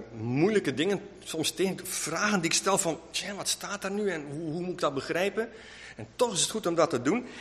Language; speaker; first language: Dutch; non-native, local second language; Western Frisian